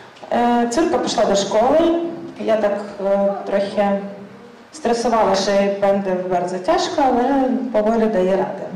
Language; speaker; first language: Polish; non-native, learner; Ukrainian